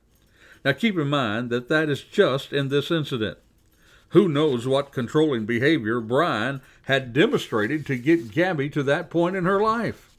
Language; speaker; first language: English; native; English